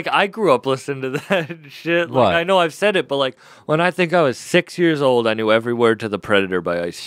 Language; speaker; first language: English; native; English